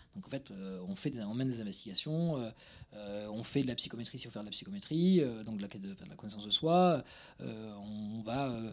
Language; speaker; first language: French; native; French